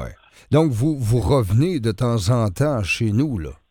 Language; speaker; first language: French; native; French